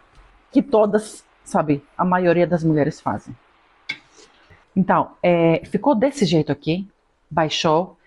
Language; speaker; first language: Portuguese; non-native, fluent; Greek